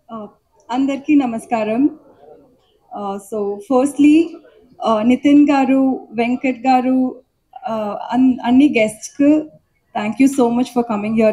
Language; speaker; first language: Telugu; non-native, learner; Tamil